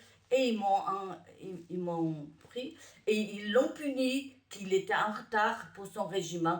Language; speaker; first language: French; early bilingual, other home language; Polish